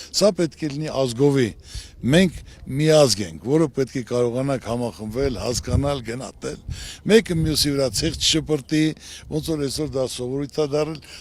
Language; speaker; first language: Armenian; native; Armenian